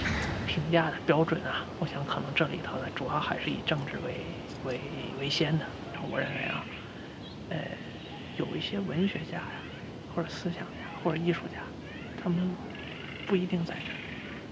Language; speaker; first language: Chinese; native; Chinese